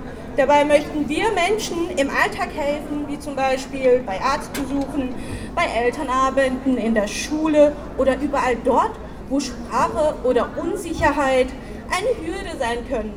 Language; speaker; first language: German; early bilingual, other home language; Turkish